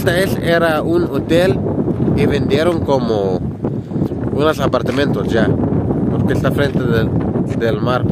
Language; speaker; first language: Spanish; non-native, fluent; Arabic